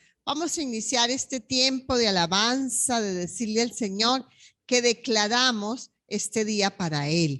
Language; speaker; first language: Spanish; native; Spanish